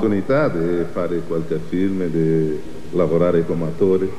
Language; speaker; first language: Italian; non-native, learner; Portuguese